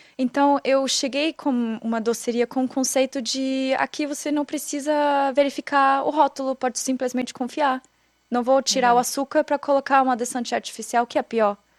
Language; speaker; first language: Portuguese; non-native, fluent; German